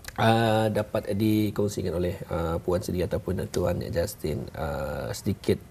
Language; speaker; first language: Malay; native; Malay